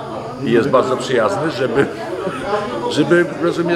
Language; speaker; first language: Polish; early bilingual, heritage; Polish